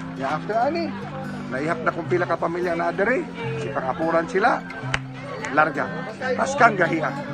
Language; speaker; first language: Cebuano; native; Cebuano